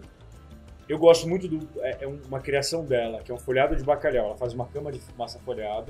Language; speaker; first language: Portuguese; native; Portuguese